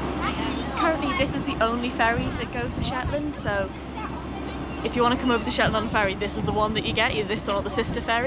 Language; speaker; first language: English; native; English